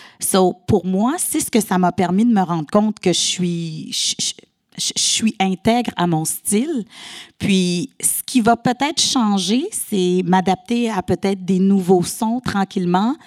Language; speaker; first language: French; native; French